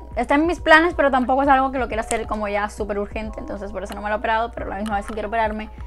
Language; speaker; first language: Spanish; native; Spanish